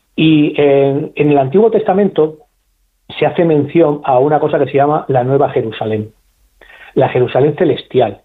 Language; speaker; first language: Spanish; native; Spanish